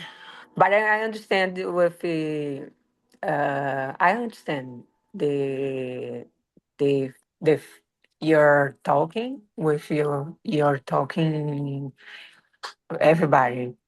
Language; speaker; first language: English; non-native, learner; Portuguese